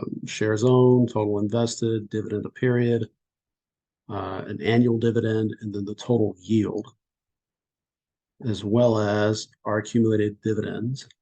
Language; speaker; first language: English; native; English